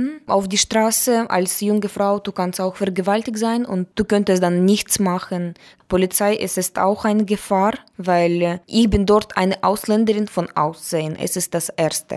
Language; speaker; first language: German; non-native, learner; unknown